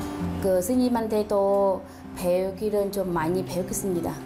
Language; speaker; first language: Korean; non-native, learner; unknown